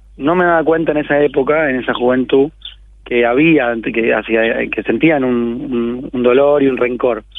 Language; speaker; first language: Spanish; native; Spanish